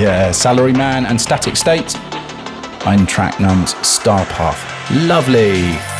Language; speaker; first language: English; native; English